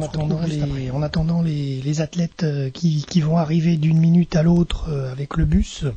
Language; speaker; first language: French; native; French